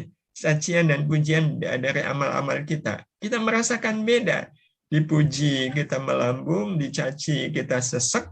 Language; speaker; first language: Indonesian; native; Indonesian